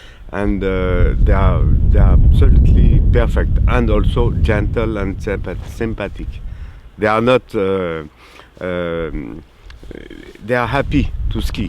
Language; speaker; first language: English; non-native, learner; French